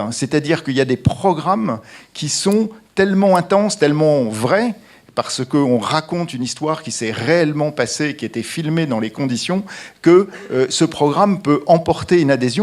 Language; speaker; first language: French; native; French